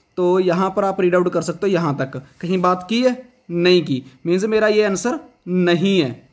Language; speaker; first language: Hindi; non-native, local second language; Punjabi